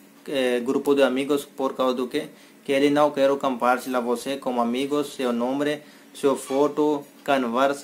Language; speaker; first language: Portuguese; non-native, learner; Hindi